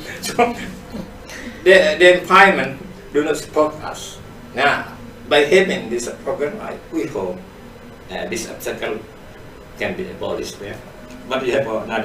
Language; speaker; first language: English; non-native, fluent; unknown